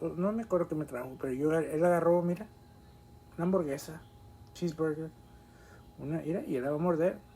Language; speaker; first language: Spanish; early bilingual, other home language; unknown